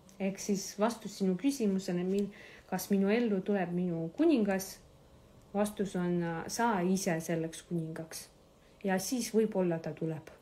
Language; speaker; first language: Estonian; non-native, local second language; Russian